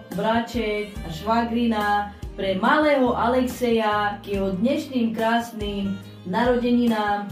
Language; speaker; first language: Slovak; native; Slovak